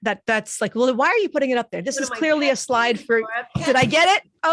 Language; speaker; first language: English; native; English